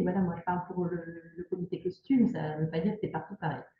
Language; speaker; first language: French; native; French